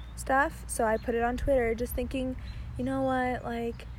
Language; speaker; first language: English; native; English